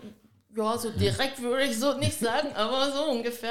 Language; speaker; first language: German; early bilingual, heritage; Korean